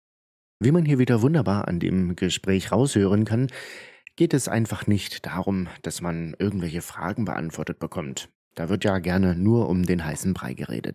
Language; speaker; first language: German; native; German